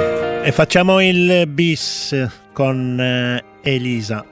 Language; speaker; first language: Italian; native; Italian